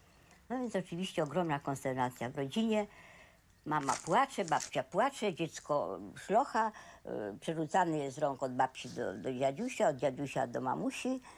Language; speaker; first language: Polish; native; Polish